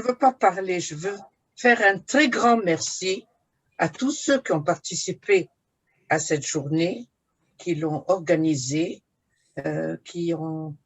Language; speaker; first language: French; non-native, fluent; Arabic